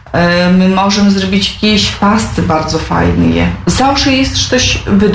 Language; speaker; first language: Polish; non-native, local second language; Belarusian